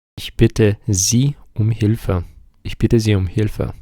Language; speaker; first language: German; non-native, fluent; Ukrainian